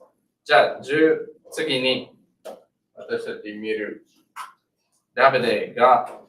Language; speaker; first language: Japanese; non-native, learner; English